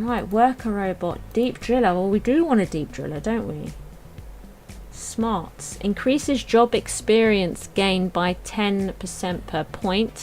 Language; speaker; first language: English; native; English